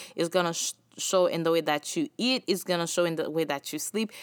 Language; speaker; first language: English; early bilingual, other home language; Haitian Creole